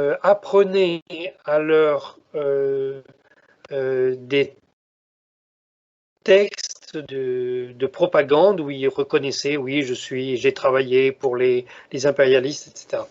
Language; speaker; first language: French; native; French